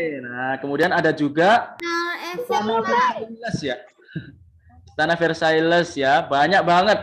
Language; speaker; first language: Indonesian; native; Indonesian